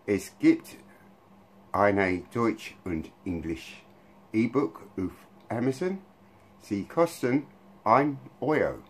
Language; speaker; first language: German; non-native, learner; English